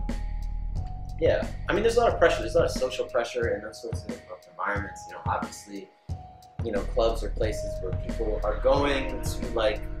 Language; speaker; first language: English; native; English